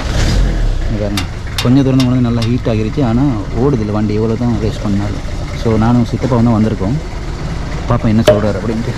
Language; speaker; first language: Tamil; native; Tamil